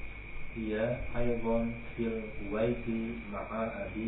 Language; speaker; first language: Arabic; non-native, learner; Indonesian